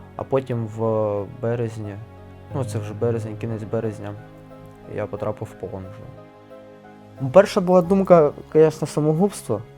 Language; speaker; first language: Ukrainian; native; Ukrainian